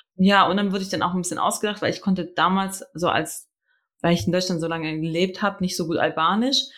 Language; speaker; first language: German; early bilingual, other home language; Albanian